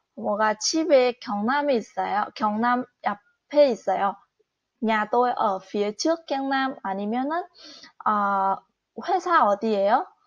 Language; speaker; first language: Korean; non-native, fluent; Vietnamese